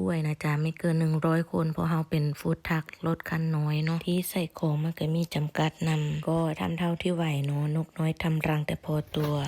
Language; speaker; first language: Thai; non-native, local second language; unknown